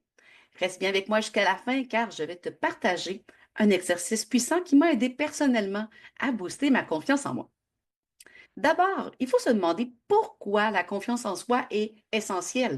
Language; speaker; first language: French; native; French